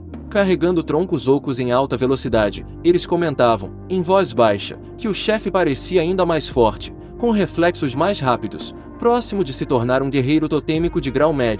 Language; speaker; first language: Portuguese; native; Portuguese